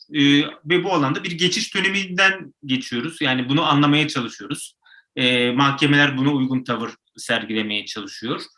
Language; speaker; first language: Turkish; native; Turkish